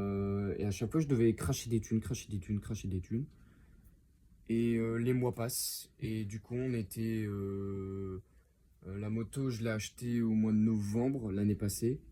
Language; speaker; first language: French; native; French